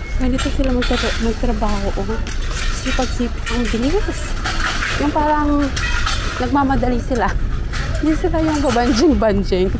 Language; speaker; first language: Filipino; native; Filipino